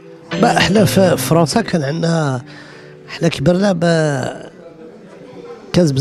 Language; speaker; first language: Arabic; early bilingual, heritage; Arabic